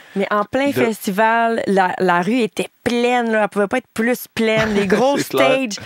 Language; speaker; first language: French; native; French